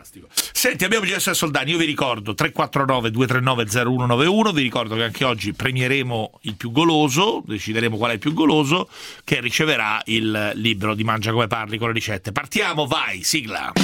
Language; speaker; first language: Italian; native; Italian